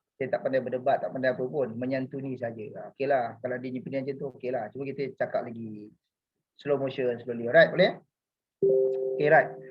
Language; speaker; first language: Malay; native; Malay